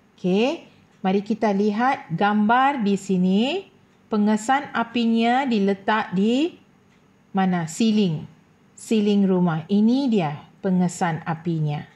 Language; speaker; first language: Malay; non-native, local second language; Tamil